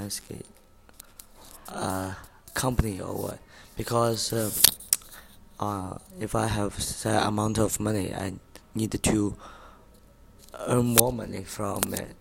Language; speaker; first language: English; non-native, learner; Chinese